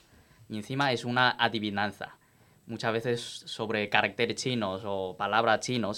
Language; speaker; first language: Spanish; non-native, fluent; Chinese